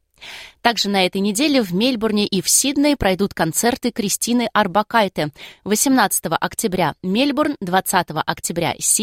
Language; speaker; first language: Russian; native; Russian